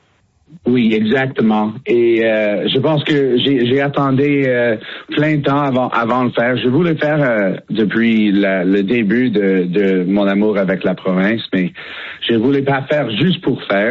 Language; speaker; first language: French; non-native, learner; English